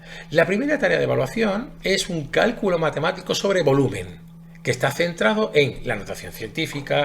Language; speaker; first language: Spanish; native; Spanish